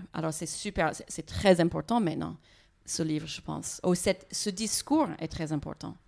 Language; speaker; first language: French; non-native, fluent; English